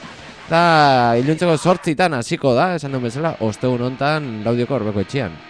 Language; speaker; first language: Basque; native; Basque